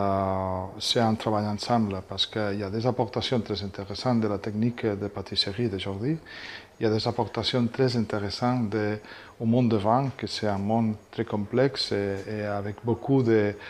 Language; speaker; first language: French; non-native, fluent; Catalan